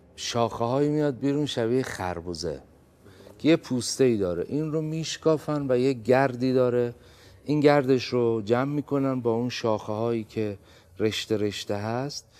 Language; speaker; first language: Persian; native; Persian